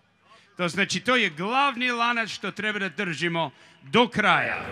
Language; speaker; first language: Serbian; early bilingual, heritage; Serbian